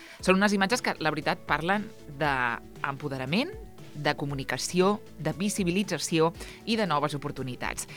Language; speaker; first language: Catalan; native; Catalan